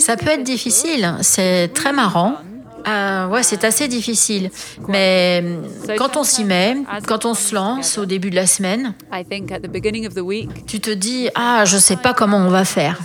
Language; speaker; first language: French; non-native, fluent; English